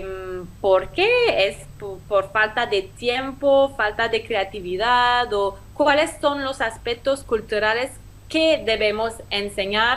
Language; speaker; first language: Spanish; non-native, fluent; French